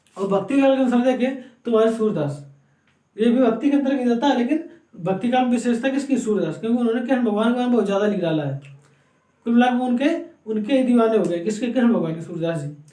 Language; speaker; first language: Hindi; native; Hindi